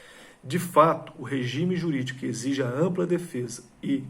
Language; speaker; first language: Portuguese; native; Portuguese